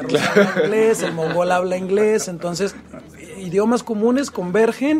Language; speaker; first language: Spanish; native; Spanish